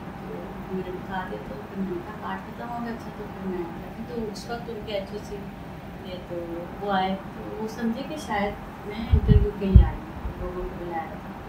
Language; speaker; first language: Urdu; native; Urdu